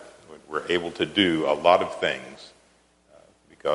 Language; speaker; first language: English; native; English